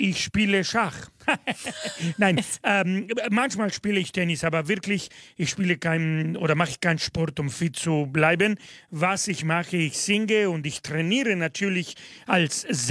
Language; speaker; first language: German; non-native, fluent; Spanish